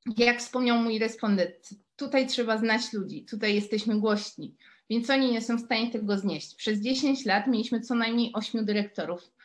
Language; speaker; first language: Polish; native; Polish